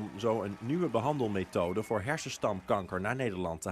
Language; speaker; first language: Dutch; native; Dutch